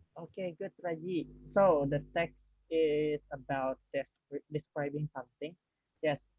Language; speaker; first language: English; non-native, learner; Indonesian